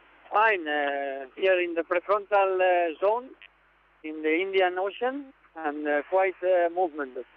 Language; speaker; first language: English; non-native, fluent; Catalan